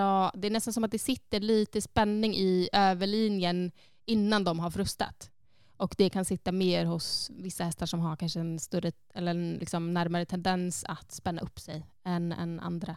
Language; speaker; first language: Swedish; native; Swedish